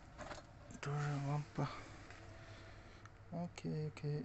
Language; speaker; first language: French; non-native, learner; Russian